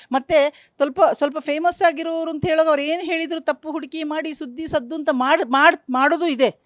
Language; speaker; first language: Kannada; non-native, local second language; Kodava